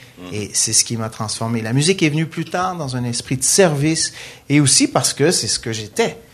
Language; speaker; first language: French; native; French